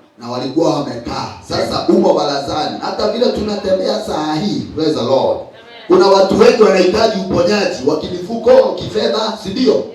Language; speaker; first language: Swahili; non-native, local second language; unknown